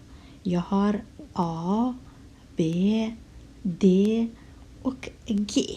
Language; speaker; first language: Swedish; non-native, fluent; Kurdish